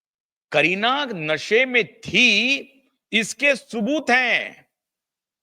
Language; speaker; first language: Hindi; native; Hindi